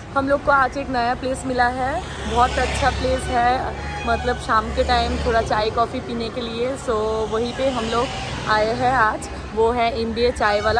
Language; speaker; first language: Hindi; non-native, local second language; Bangla